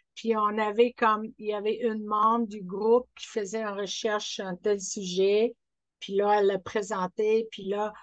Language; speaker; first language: French; non-native, fluent; English